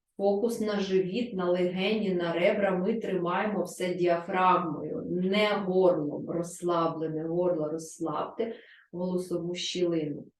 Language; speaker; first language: Ukrainian; non-native, local second language; Russian